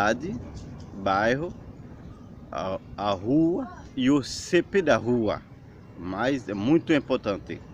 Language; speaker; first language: Portuguese; non-native, learner; Haitian Creole